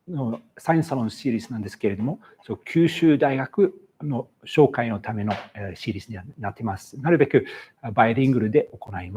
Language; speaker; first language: Japanese; non-native, fluent; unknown